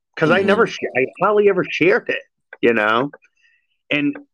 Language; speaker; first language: English; native; English